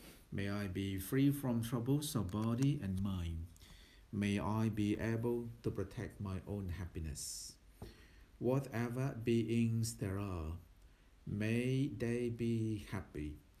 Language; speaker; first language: English; non-native, fluent; Thai